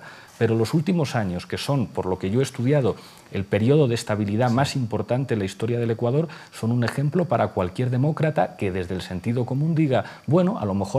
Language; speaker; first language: Spanish; native; Spanish